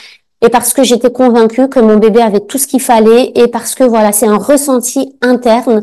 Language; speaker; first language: French; native; French